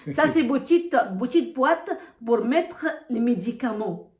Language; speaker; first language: French; non-native, learner; Arabic